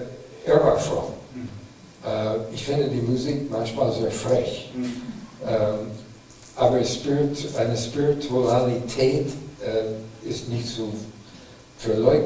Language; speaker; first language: German; non-native, fluent; English